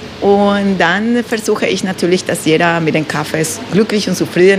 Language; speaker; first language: German; non-native, fluent; Spanish